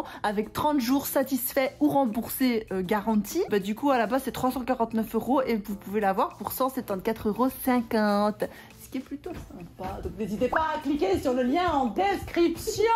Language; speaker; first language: French; native; French